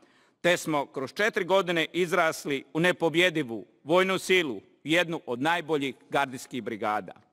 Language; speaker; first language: Bosnian; native; Bosnian